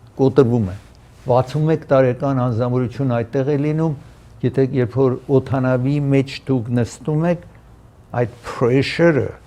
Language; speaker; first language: Armenian; early bilingual, heritage; Armenian